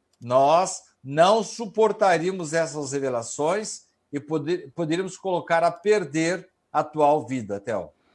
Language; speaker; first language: Portuguese; native; Portuguese